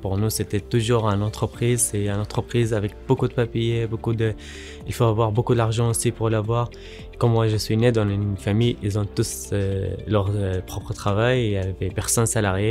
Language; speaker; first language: French; non-native, learner; Arabic